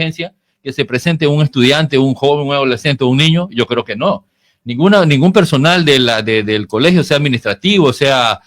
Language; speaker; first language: Spanish; native; Spanish